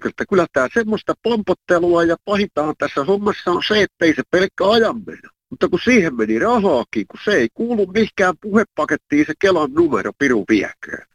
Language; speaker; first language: Finnish; native; Finnish